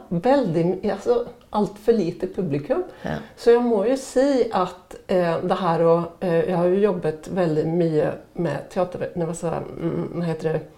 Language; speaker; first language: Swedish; native; Swedish